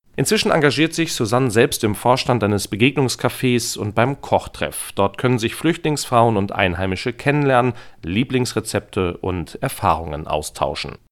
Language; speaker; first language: German; native; German